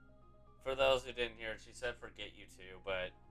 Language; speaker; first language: English; native; English